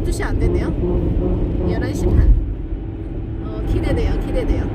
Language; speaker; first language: Korean; non-native, fluent; Chinese